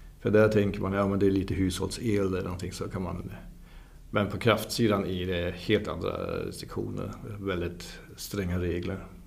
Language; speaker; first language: Swedish; non-native, fluent; German